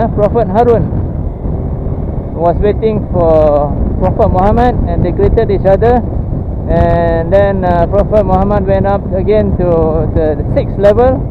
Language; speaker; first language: English; non-native, local second language; Malay